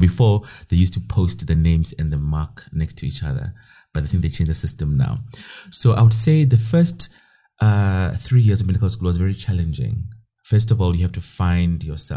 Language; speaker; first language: English; non-native, local second language; Southern Sotho